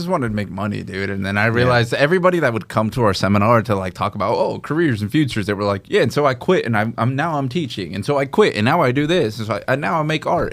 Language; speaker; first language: English; native; English